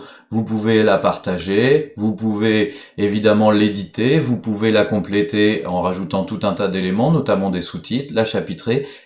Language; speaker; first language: French; native; French